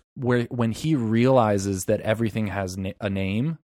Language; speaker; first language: English; native; English